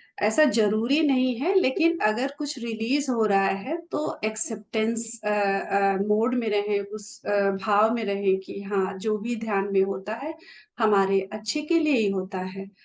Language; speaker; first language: Hindi; native; Hindi